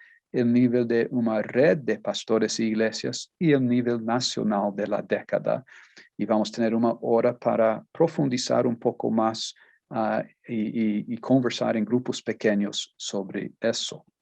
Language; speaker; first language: Spanish; non-native, fluent; Portuguese